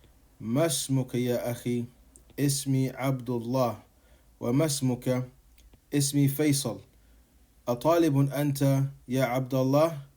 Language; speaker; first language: Arabic; non-native, fluent; English